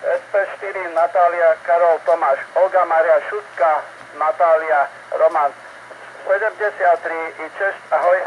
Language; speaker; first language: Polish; non-native, learner; Slovak